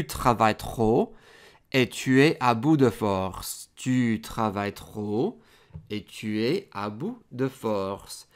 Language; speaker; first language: French; non-native, fluent; English